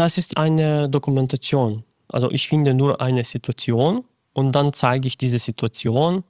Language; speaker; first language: German; non-native, fluent; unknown